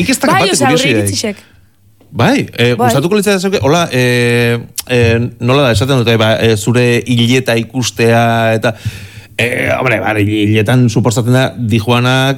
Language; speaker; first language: Basque; native; Basque